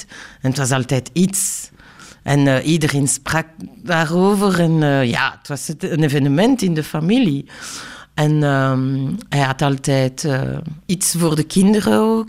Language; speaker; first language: Dutch; non-native, local second language; French